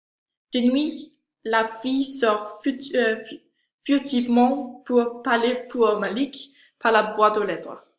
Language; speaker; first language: French; non-native, learner; Danish